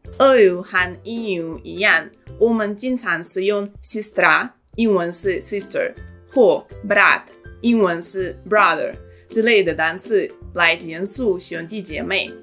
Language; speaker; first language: Chinese; non-native, fluent; Russian